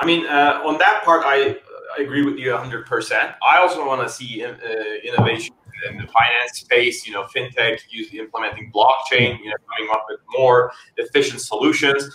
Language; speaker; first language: English; non-native, fluent; Turkish